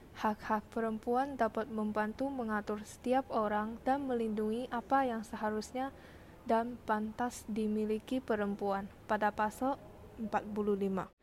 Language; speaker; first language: Indonesian; non-native, learner; Chinese